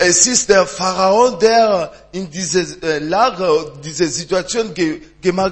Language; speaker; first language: German; non-native, learner; French